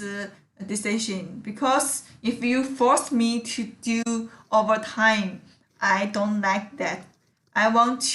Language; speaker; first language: English; non-native, learner; Chinese